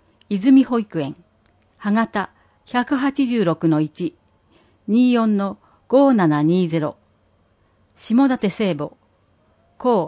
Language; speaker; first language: Japanese; native; Japanese